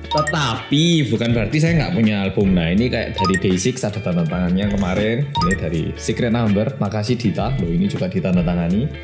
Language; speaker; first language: Indonesian; non-native, fluent; Korean